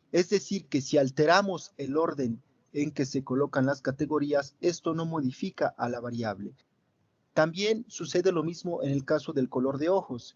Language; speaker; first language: Spanish; native; Spanish